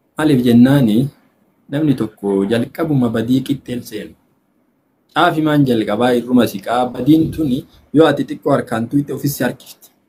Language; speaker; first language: Oromo; native; Oromo